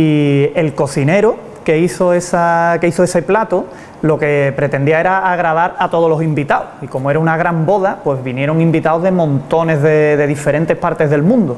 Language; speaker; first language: Spanish; native; Spanish